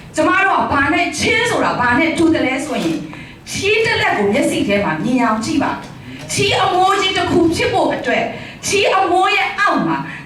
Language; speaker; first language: Burmese; non-native, local second language; Hakha Chin